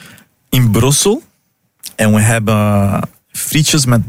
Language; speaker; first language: Dutch; non-native, learner; Portuguese